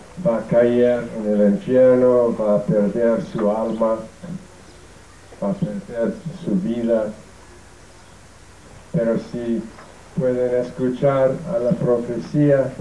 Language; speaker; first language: Spanish; non-native, fluent; English